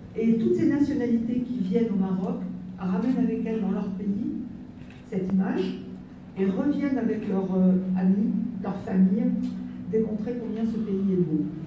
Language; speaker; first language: French; native; French